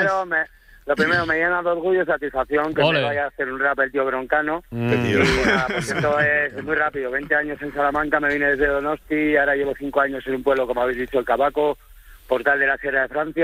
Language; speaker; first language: Spanish; native; Spanish